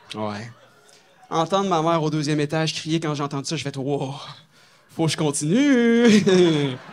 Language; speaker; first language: French; native; French